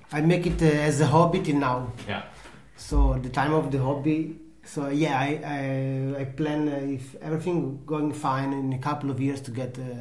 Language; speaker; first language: English; non-native, learner; Italian